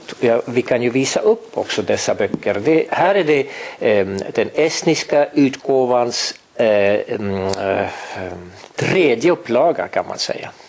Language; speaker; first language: Swedish; non-native, fluent; Estonian